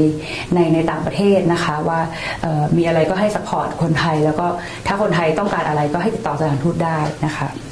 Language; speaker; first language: Thai; native; Thai